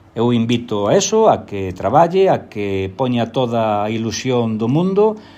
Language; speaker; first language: Galician; native; Galician